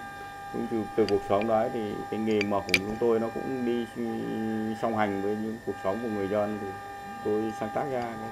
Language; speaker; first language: Vietnamese; native; Vietnamese